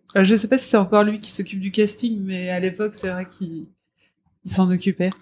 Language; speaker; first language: French; native; French